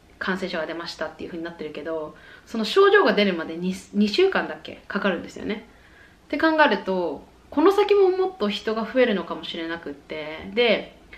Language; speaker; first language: Japanese; native; Japanese